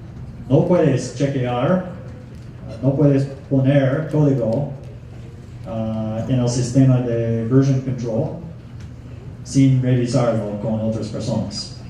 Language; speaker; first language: Spanish; non-native, fluent; English